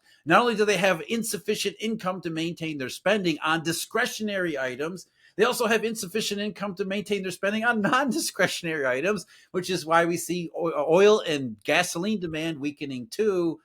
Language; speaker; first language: English; native; English